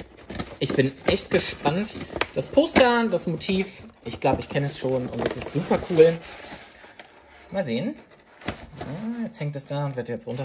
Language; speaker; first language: German; native; German